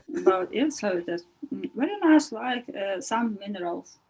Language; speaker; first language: English; non-native, learner; Ukrainian